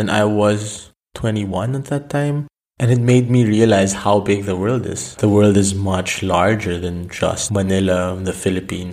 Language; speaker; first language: English; non-native, local second language; Filipino